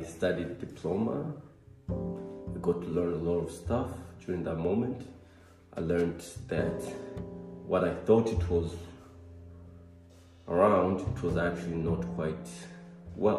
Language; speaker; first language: English; non-native, local second language; Swahili